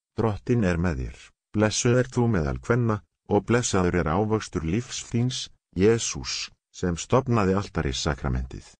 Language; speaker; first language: Icelandic; non-native, learner; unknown